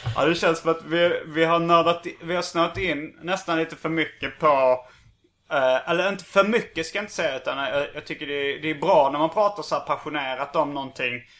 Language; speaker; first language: Swedish; native; Swedish